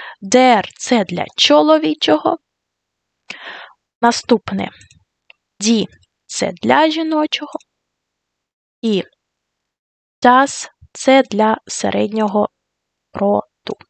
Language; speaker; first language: Ukrainian; native; Ukrainian